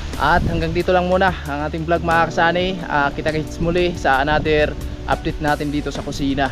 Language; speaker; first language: Filipino; non-native, local second language; Cebuano